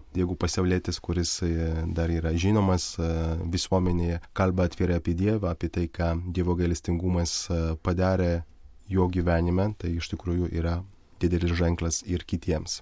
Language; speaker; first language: Lithuanian; non-native, local second language; Polish